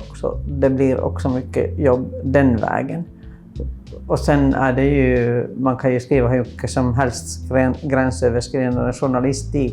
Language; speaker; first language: Swedish; non-native, local second language; Finnish